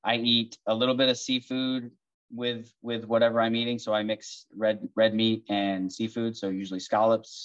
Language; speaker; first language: English; native; English